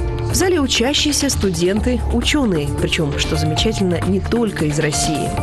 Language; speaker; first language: Russian; native; Russian